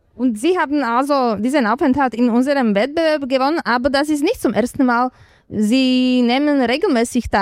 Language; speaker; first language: German; non-native, fluent; Slovak